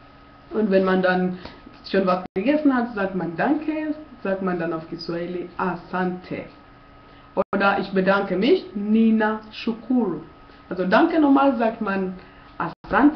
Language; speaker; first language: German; non-native, fluent; Swahili